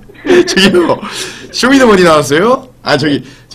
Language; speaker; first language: Korean; native; Korean